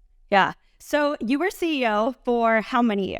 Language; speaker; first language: English; native; English